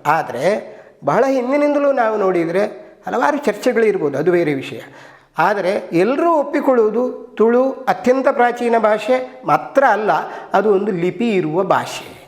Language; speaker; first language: Kannada; non-native, local second language; Tulu